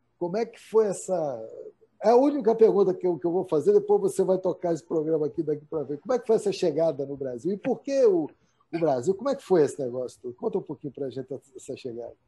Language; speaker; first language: Portuguese; native; Portuguese